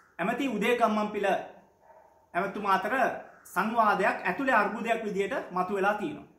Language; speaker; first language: Sinhala; non-native, local second language; Tamil